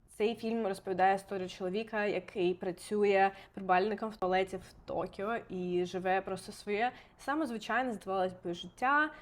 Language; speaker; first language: Ukrainian; non-native, local second language; Russian